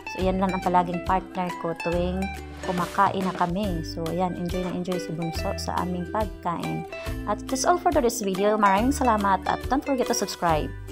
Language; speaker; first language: Filipino; non-native, local second language; Cebuano